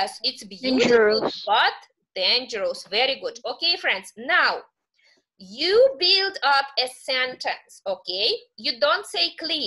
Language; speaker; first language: English; non-native, fluent; Russian